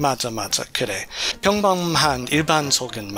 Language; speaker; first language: Korean; non-native, learner; English